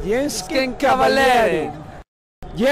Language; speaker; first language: Polish; non-native, learner; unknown